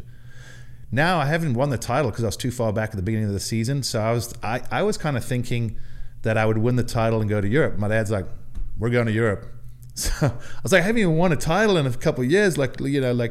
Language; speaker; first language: English; native; English